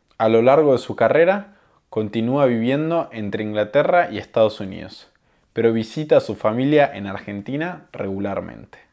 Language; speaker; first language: Spanish; native; Spanish